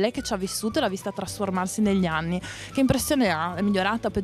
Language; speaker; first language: Italian; native; Italian